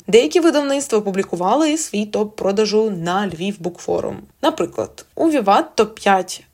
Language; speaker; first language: Ukrainian; native; Ukrainian